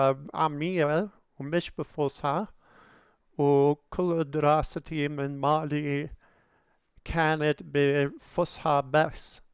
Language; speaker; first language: Arabic; non-native, learner; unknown